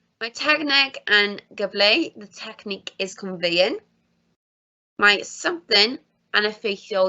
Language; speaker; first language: Welsh; non-native, fluent; English